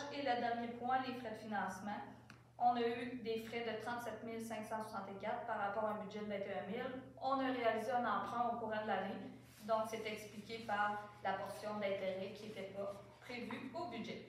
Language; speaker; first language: French; native; French